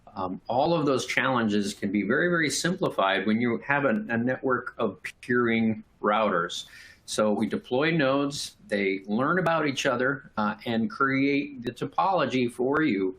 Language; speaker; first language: English; native; English